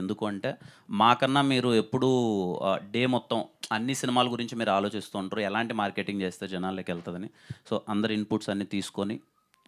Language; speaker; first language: Telugu; native; Telugu